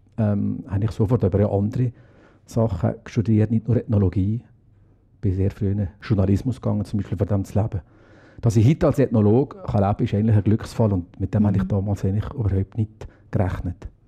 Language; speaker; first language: German; native; German